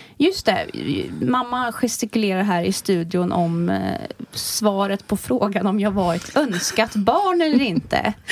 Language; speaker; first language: Swedish; native; Swedish